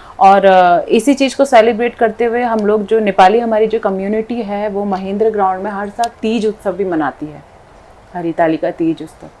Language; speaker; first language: Hindi; non-native, local second language; Nepali